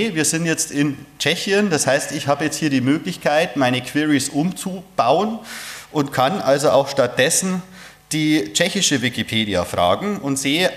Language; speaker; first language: German; native; German